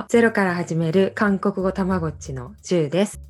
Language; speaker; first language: Japanese; non-native, fluent; Korean